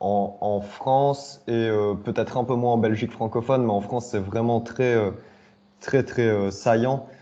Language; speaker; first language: French; native; French